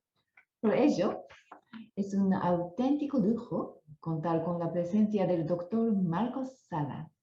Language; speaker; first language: Spanish; non-native, fluent; Japanese